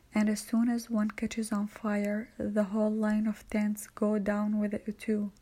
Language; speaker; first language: English; non-native, fluent; Arabic